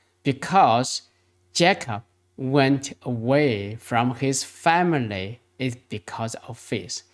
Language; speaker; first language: English; non-native, fluent; Chinese